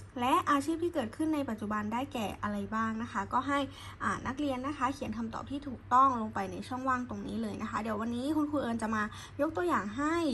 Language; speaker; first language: Thai; native; Thai